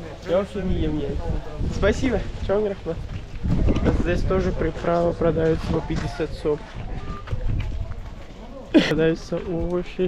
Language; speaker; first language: Russian; non-native, learner; Urdu